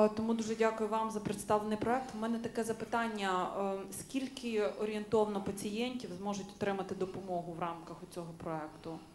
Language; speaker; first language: Ukrainian; native; Ukrainian